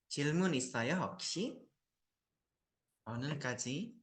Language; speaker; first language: Korean; non-native, fluent; Indonesian